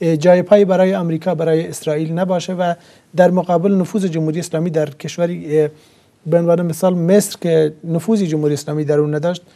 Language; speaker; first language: Persian; non-native, local second language; Central Kurdish